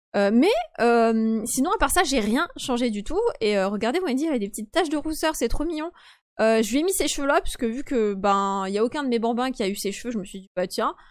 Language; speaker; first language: French; early bilingual, other home language; Polish